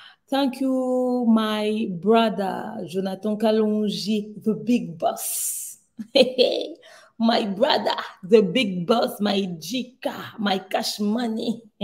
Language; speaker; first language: English; non-native, learner; Lingala